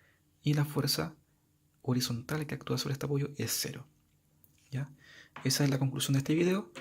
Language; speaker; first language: Spanish; native; Spanish